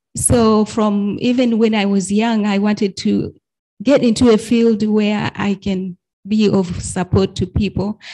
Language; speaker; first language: English; non-native, fluent; Arabic